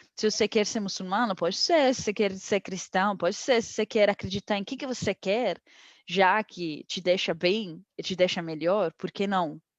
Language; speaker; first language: Portuguese; non-native, fluent; Arabic